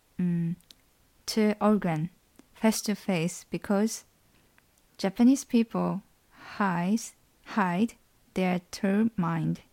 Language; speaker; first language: English; non-native, learner; Japanese